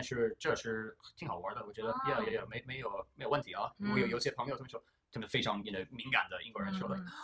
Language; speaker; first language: Chinese; early bilingual, heritage; English